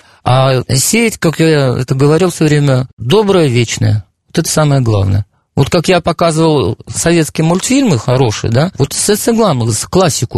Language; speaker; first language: Russian; native; Russian